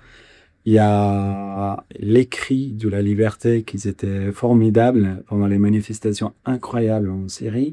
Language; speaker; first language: French; non-native, fluent; Kurdish